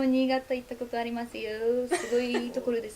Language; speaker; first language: Japanese; non-native, fluent; Polish